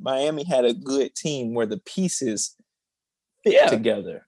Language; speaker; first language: English; native; English